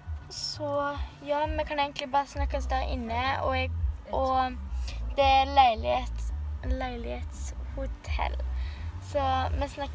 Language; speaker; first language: Norwegian; early bilingual, other home language; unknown